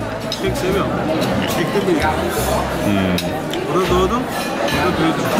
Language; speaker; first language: Turkish; non-native, learner; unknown